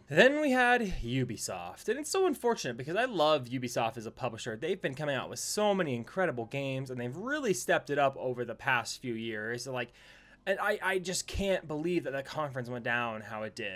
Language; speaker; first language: English; native; English